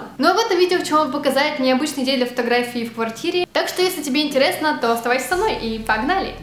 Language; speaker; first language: Russian; native; Russian